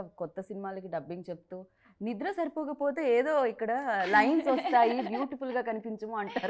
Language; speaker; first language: Telugu; native; Telugu